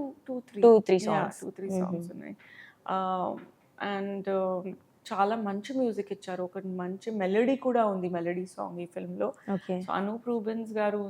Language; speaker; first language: Telugu; non-native, learner; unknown